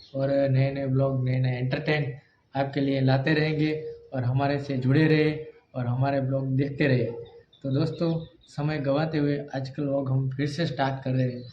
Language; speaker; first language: Hindi; non-native, local second language; Gujarati